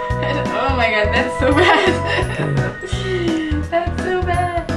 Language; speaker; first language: English; non-native, fluent; Italian